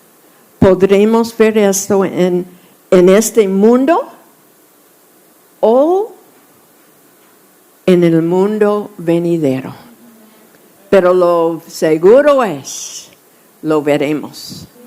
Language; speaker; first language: Spanish; non-native, fluent; English